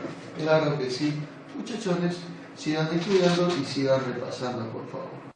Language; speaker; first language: Spanish; native; Spanish